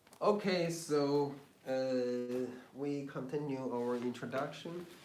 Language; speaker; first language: English; non-native, learner; Chinese